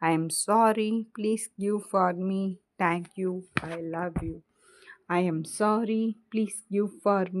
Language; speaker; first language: English; non-native, learner; Tamil